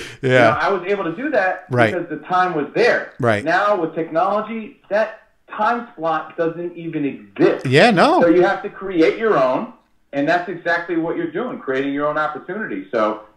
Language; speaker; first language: English; native; English